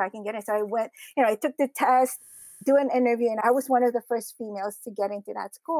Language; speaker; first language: English; non-native, local second language; Filipino